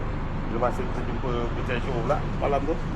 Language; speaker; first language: Malay; native; Malay